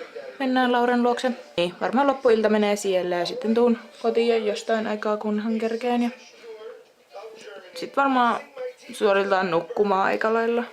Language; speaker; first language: Finnish; native; Finnish